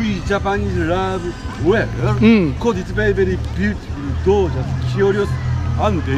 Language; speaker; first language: English; non-native, learner; Japanese